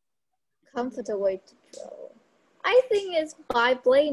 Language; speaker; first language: English; non-native, learner; Vietnamese